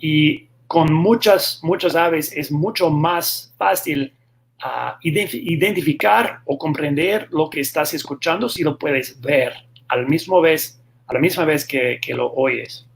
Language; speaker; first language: Spanish; non-native, fluent; English